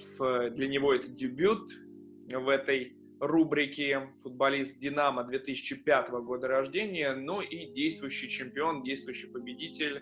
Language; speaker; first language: Russian; native; Russian